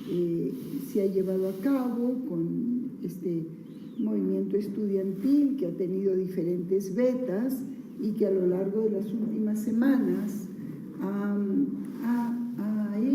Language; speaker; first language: Spanish; native; Spanish